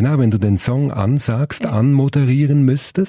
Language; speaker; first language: German; native; German